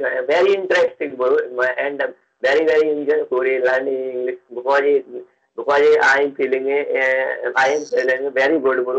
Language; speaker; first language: English; non-native, learner; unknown